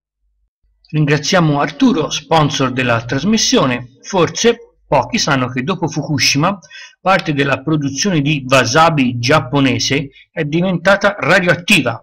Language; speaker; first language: Italian; native; Italian